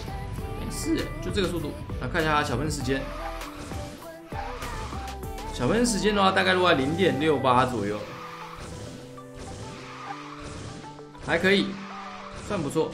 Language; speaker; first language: Chinese; native; Chinese